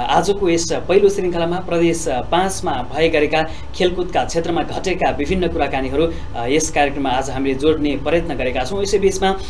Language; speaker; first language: Nepali; native; Nepali